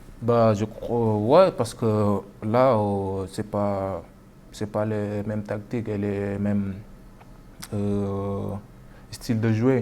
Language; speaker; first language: French; non-native, local second language; Wolof